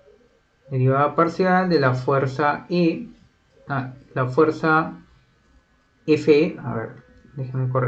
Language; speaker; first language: Spanish; native; Spanish